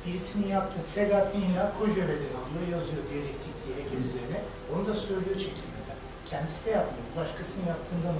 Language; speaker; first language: Turkish; native; Turkish